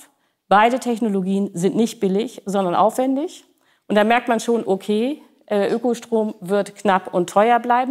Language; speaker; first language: German; native; German